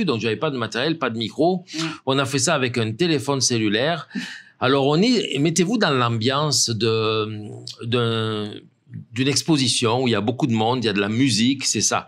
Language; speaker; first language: French; native; French